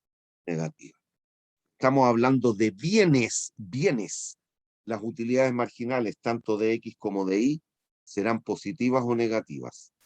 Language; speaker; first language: Spanish; native; Spanish